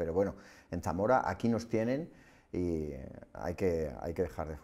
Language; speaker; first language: Spanish; native; Spanish